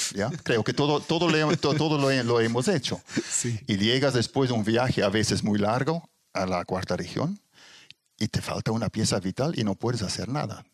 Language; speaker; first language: Spanish; non-native, fluent; Dutch